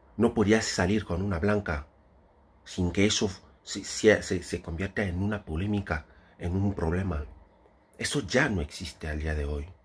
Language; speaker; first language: Spanish; non-native, fluent; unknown